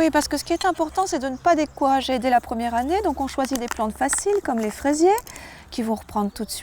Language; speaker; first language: French; native; French